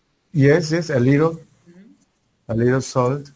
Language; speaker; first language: English; non-native, learner; Spanish